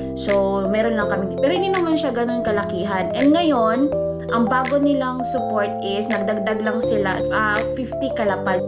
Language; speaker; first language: Filipino; native; Filipino